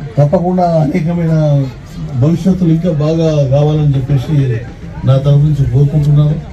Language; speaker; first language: Telugu; non-native, local second language; Lambadi